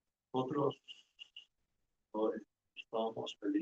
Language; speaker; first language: Spanish; non-native, learner; English